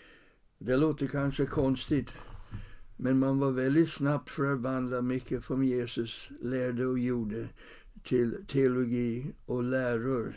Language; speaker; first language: Swedish; non-native, fluent; English